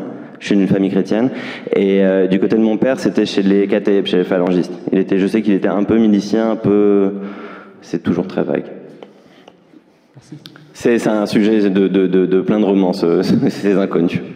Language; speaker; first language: French; native; French